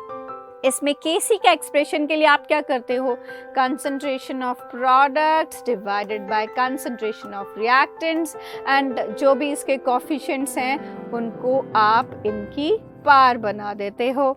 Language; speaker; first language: Hindi; native; Hindi